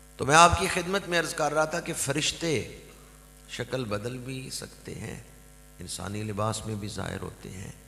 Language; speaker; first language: Urdu; non-native, local second language; Punjabi